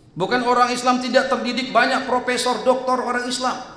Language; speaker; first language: Indonesian; native; Indonesian